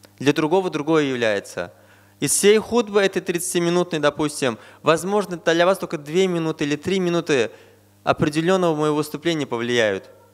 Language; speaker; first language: Russian; non-native, fluent; Azerbaijani